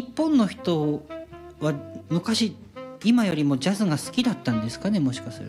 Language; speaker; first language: Japanese; native; Japanese